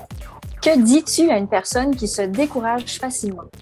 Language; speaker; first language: French; native; French